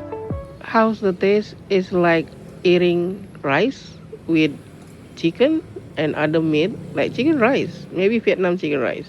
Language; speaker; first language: English; non-native, learner; Indonesian